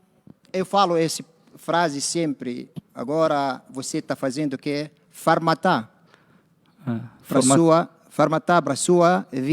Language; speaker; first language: Portuguese; non-native, learner; Arabic